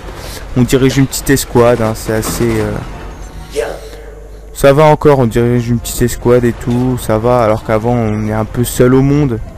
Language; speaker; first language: French; native; French